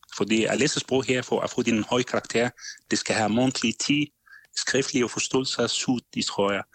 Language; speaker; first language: Danish; non-native, fluent; Arabic